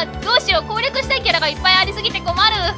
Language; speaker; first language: Japanese; native; Japanese